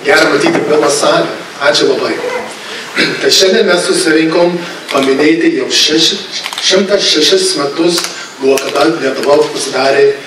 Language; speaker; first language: Lithuanian; early bilingual, other home language; English